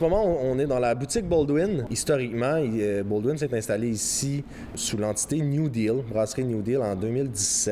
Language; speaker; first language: French; native; French